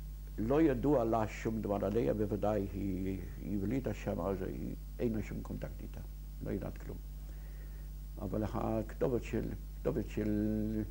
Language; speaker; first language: Hebrew; non-native, fluent; Yiddish